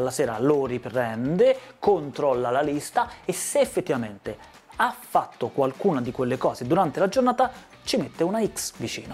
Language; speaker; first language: Italian; native; Italian